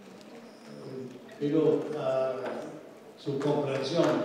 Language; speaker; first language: Spanish; non-native, fluent; Swedish